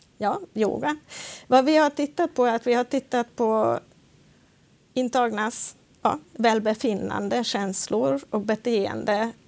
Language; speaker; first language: Swedish; non-native, fluent; Hungarian